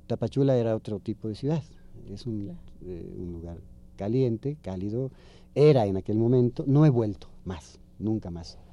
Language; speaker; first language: Spanish; native; Spanish